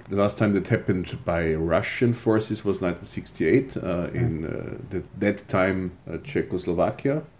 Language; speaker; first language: English; non-native, fluent; German